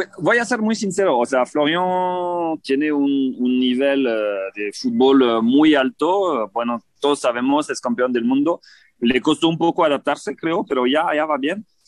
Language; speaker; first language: Spanish; non-native, fluent; French